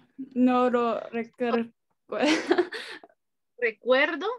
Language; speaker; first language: Spanish; non-native, learner; English